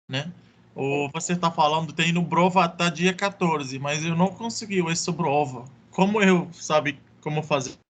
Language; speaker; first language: Portuguese; non-native, learner; Arabic